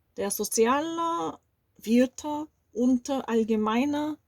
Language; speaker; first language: German; non-native, learner; Korean